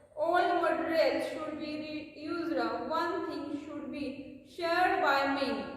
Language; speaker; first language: English; non-native, local second language; Marathi